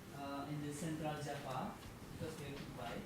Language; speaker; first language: English; non-native, learner; Indonesian